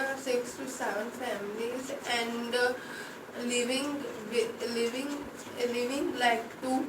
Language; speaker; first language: English; non-native, local second language; Hindi